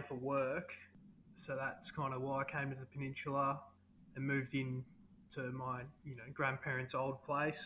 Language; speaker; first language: English; native; English